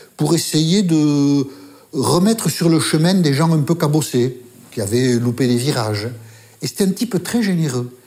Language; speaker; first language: French; native; French